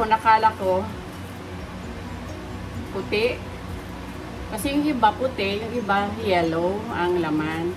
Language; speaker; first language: Filipino; native; Filipino